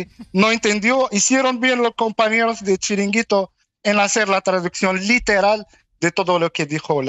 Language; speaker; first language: Spanish; non-native, fluent; Arabic